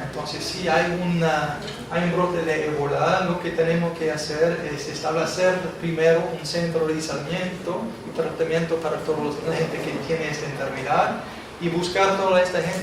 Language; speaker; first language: Spanish; non-native, fluent; English